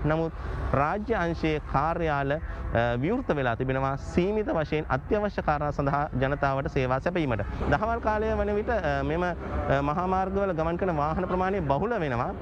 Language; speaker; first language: Sinhala; native; Sinhala